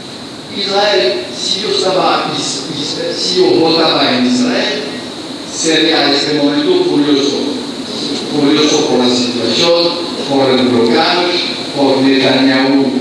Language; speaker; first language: Spanish; non-native, learner; French